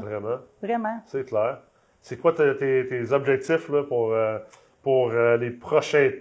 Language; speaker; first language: French; native; French